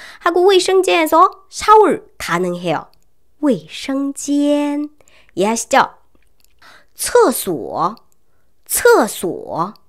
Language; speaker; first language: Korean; non-native, learner; Chinese